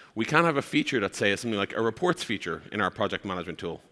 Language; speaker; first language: English; native; English